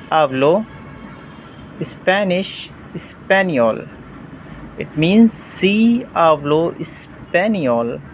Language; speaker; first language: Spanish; non-native, learner; Hindi